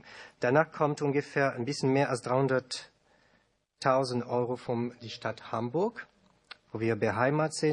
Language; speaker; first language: German; non-native, learner; French